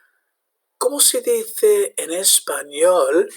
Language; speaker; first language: Spanish; non-native, fluent; English